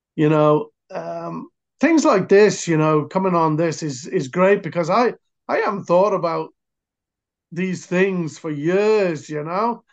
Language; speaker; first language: English; native; English